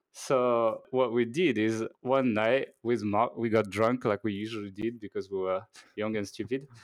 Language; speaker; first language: English; non-native, fluent; French